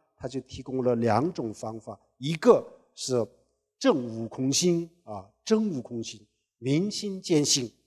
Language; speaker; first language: Chinese; non-native, local second language; Tibetan